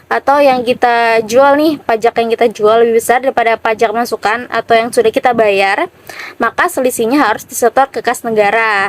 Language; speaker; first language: Indonesian; native; Indonesian